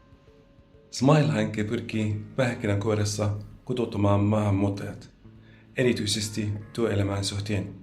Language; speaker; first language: Finnish; non-native, fluent; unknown